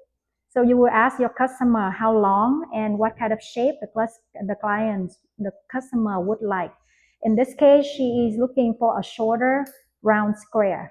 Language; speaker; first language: English; non-native, fluent; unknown